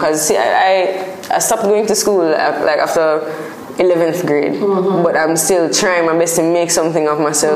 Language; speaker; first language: English; non-native, local second language; Jamaican Creole English